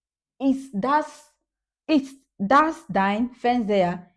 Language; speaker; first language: German; non-native, learner; English